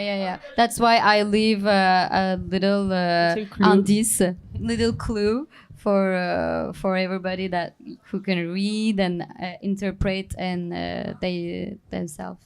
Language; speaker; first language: English; non-native, learner; Turkish